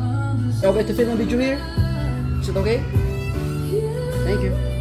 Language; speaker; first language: English; non-native, local second language; Filipino